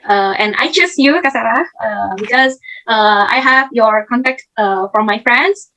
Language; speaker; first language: English; non-native, learner; Indonesian